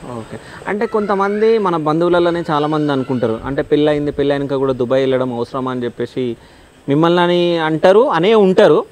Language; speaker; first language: Telugu; native; Telugu